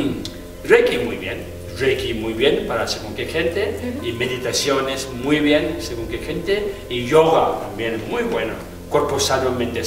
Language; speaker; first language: Spanish; non-native, fluent; Tibetan